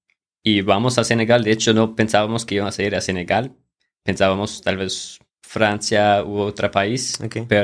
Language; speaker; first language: Spanish; non-native, fluent; English